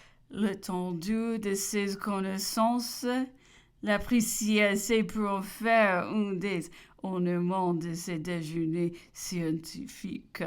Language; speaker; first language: French; non-native, learner; English